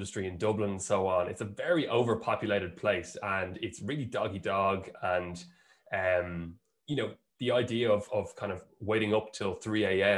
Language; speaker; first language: English; native; English